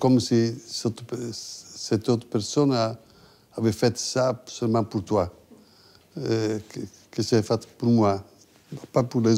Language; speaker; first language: French; non-native, fluent; Italian